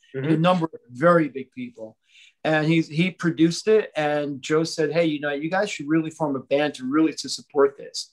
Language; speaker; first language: English; native; English